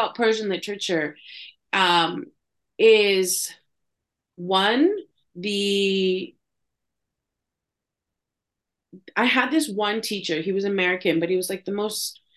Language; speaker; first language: English; native; English